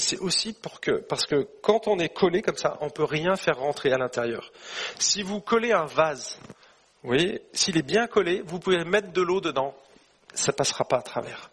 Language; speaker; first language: French; native; French